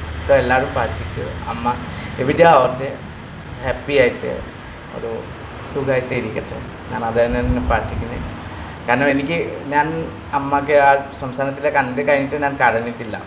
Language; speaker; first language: Malayalam; non-native, local second language; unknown